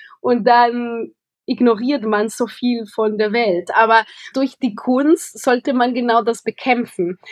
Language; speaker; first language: German; non-native, fluent; Spanish